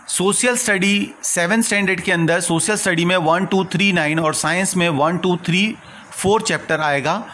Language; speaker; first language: Hindi; non-native, local second language; Gujarati